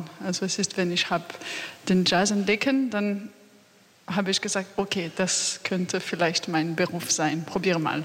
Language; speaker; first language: German; non-native, learner; French